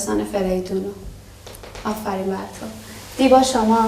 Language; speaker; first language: Persian; native; Persian